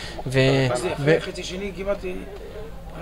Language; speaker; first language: Hebrew; native; Hebrew